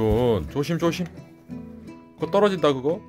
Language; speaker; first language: Korean; native; Korean